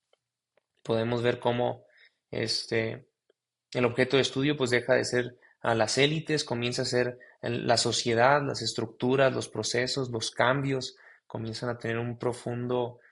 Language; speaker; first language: Spanish; native; Spanish